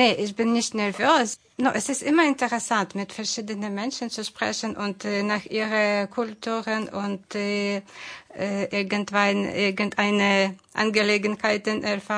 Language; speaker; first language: German; non-native, fluent; Ukrainian